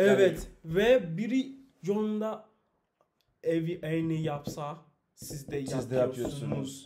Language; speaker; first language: Turkish; non-native, learner; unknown